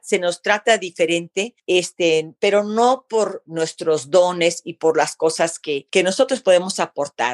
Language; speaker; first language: Spanish; early bilingual, heritage; Spanish